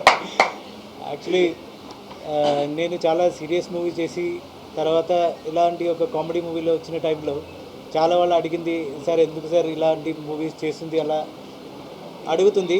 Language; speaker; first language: Telugu; non-native, fluent; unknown